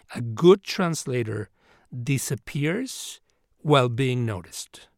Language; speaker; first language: English; non-native, fluent; Spanish